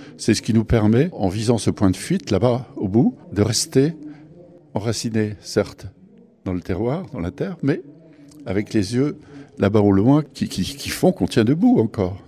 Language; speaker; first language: French; native; French